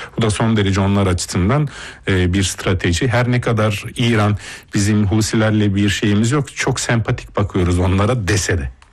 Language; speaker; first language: Turkish; native; Turkish